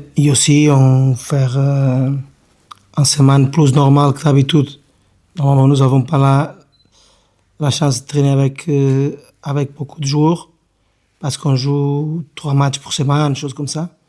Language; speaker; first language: French; non-native, learner; Portuguese